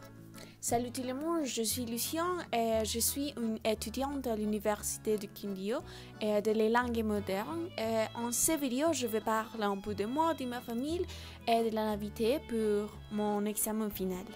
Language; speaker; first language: French; non-native, learner; Spanish